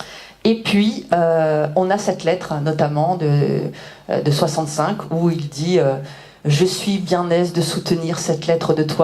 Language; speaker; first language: French; native; French